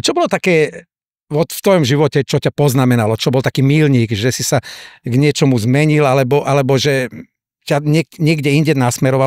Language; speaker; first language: Slovak; native; Slovak